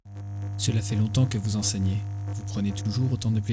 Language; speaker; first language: French; native; French